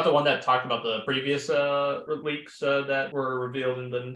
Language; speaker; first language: English; native; English